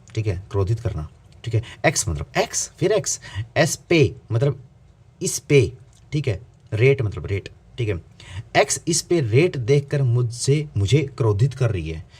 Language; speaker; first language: Hindi; native; Hindi